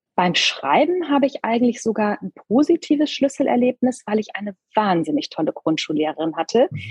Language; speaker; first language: German; native; German